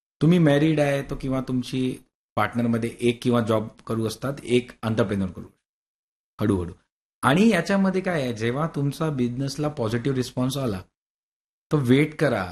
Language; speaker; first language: Marathi; non-native, local second language; Hindi